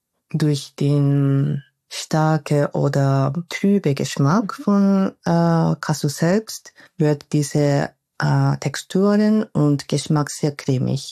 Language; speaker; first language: German; non-native, fluent; Japanese